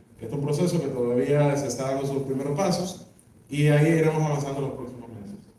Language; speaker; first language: Spanish; native; Spanish